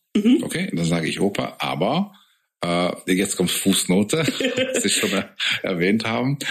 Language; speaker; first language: German; non-native, fluent; Hungarian